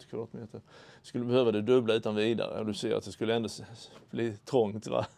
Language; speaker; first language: Swedish; native; Swedish